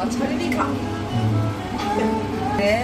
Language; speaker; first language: Korean; non-native, learner; Arabic